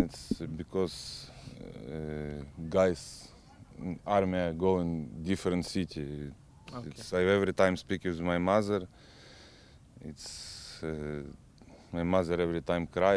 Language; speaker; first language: English; non-native, learner; Ukrainian